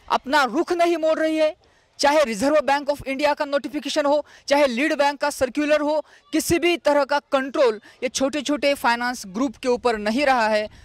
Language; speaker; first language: Hindi; non-native, local second language; Marathi